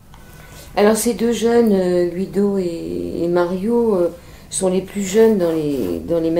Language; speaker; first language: French; native; French